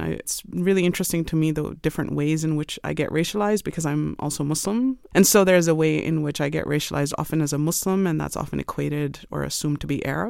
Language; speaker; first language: English; non-native, local second language; Urdu